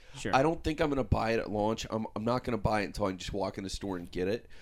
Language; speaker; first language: English; native; English